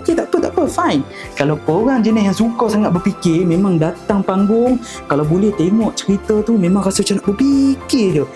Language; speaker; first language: Malay; native; Malay